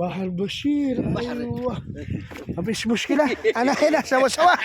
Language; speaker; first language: Arabic; non-native, learner; Filipino